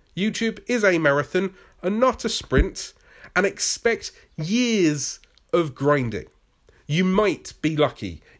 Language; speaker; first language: English; native; English